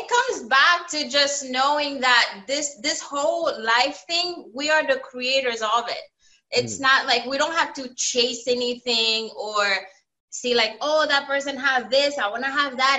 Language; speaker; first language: English; native; English